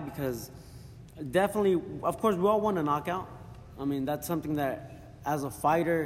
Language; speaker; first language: English; early bilingual, other home language; Spanish